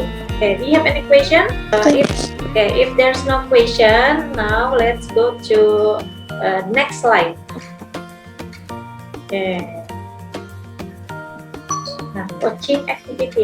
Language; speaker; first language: English; non-native, fluent; Indonesian